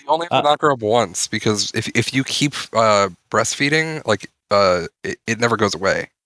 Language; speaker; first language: English; native; English